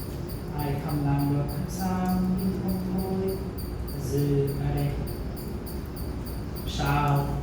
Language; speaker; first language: Vietnamese; non-native, learner; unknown